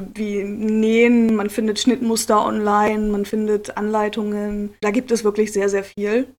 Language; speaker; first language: German; native; German